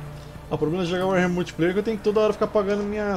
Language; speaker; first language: Portuguese; native; Portuguese